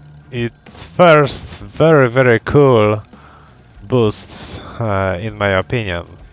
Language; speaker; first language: English; non-native, learner; Polish